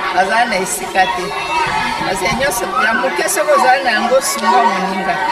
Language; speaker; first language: Lingala; native; Lingala